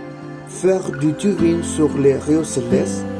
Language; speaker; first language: French; non-native, learner; Spanish